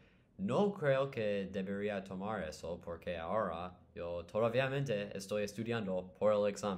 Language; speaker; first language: Spanish; non-native, learner; English